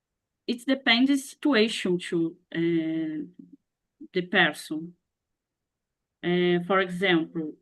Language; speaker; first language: English; non-native, learner; Portuguese